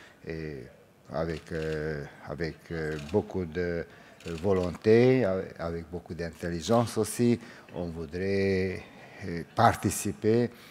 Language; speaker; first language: French; non-native, fluent; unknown